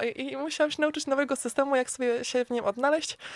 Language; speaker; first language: Polish; native; Polish